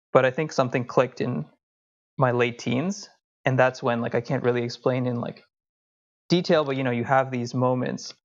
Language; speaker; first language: English; early bilingual, other home language; Hindi